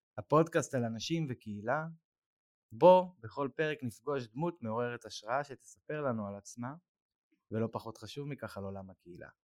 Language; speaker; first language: Hebrew; native; Hebrew